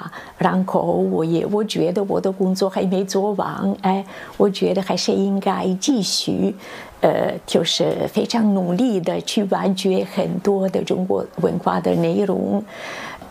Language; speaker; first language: Chinese; non-native, fluent; Italian